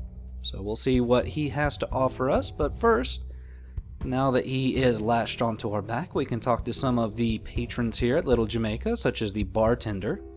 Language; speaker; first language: English; native; English